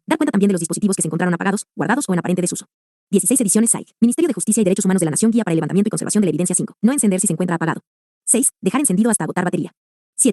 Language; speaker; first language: Spanish; native; Spanish